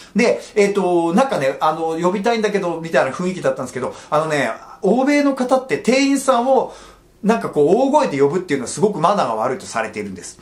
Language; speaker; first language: Japanese; native; Japanese